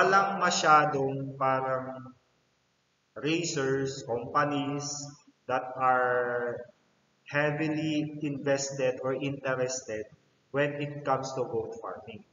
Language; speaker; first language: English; non-native, local second language; Filipino